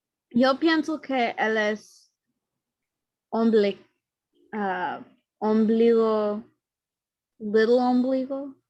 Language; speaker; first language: Spanish; non-native, learner; English